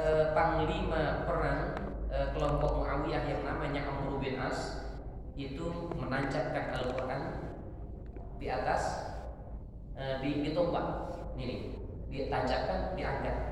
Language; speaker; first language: Indonesian; native; Indonesian